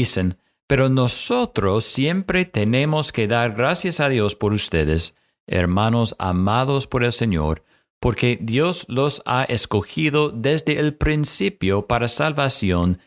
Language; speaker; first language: Spanish; non-native, fluent; English